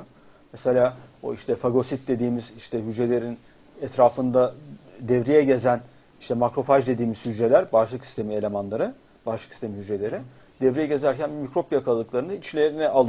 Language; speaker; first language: Turkish; native; Turkish